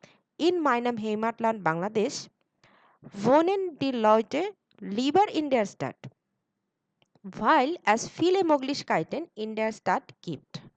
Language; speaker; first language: German; non-native, learner; Bangla